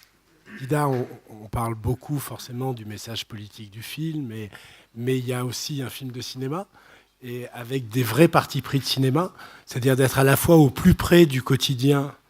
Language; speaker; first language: French; native; French